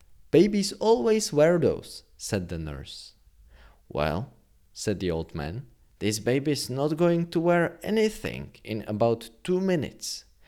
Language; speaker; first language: English; non-native, fluent; Czech